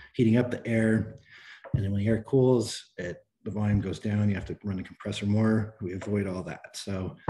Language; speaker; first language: English; native; English